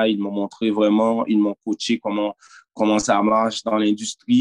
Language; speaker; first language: French; non-native, local second language; Haitian Creole